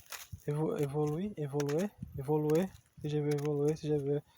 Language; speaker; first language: French; non-native, learner; Portuguese